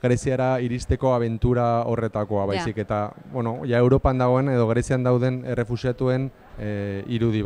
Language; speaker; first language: Basque; non-native, local second language; Spanish